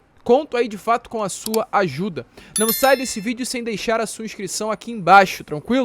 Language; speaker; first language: Portuguese; native; Portuguese